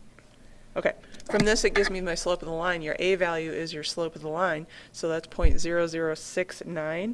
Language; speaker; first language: English; native; English